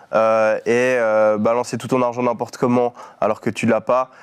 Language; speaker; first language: French; native; French